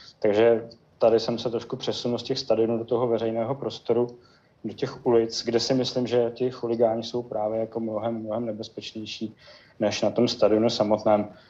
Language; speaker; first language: Czech; native; Czech